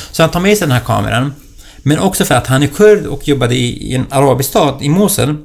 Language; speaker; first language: Swedish; non-native, fluent; Kurdish